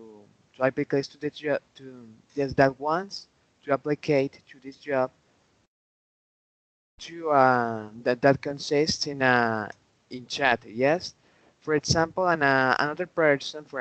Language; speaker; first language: English; non-native, learner; Spanish